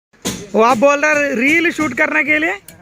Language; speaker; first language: Hindi; non-native, local second language; Malayalam